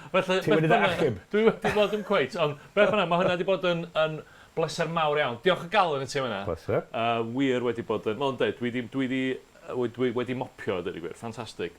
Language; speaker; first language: Welsh; native; Welsh